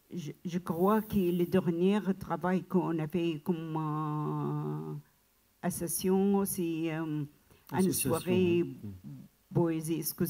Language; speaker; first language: French; non-native, learner; Arabic